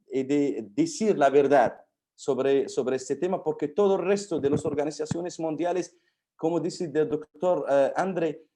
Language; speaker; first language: Spanish; non-native, fluent; Arabic